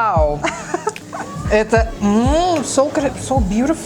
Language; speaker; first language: Russian; non-native, learner; Portuguese